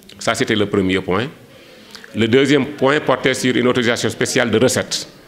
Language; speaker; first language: French; non-native, local second language; Wolof